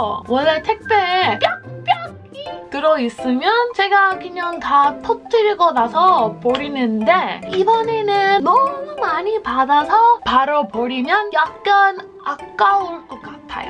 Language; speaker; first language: Korean; non-native, fluent; English